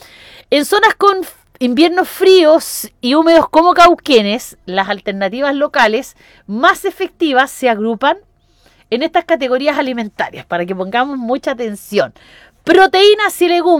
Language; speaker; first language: Spanish; native; Spanish